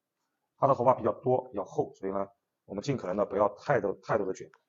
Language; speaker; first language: Chinese; native; Chinese